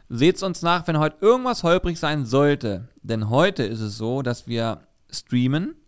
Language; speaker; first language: German; native; German